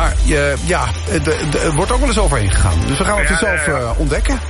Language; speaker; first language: Dutch; native; Dutch